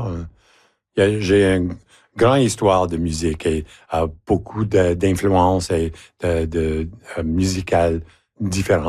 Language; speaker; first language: French; non-native, local second language; English